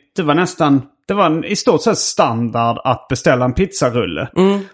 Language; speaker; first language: Swedish; native; Swedish